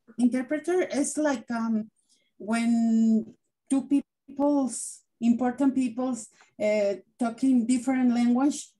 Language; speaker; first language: English; non-native, learner; Spanish